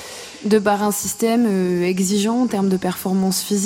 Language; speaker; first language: French; native; French